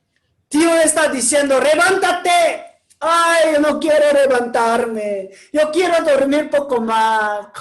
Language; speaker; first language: Spanish; non-native, learner; Korean